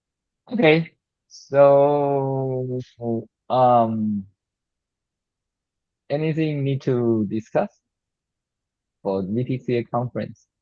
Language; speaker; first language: English; non-native, fluent; Chinese